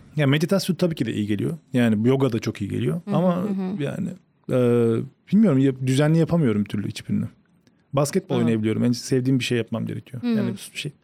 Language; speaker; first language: Turkish; native; Turkish